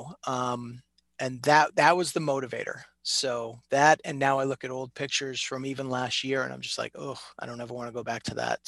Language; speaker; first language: English; native; English